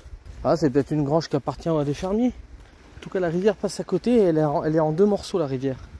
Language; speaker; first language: French; native; French